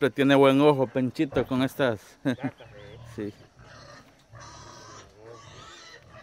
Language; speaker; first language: Spanish; native; Spanish